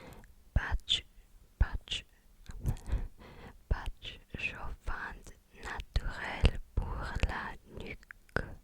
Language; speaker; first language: French; non-native, learner; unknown